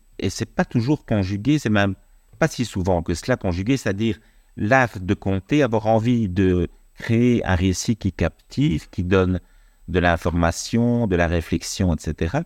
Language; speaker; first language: French; native; French